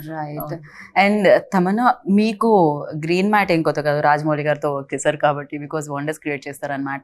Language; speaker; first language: Telugu; native; Telugu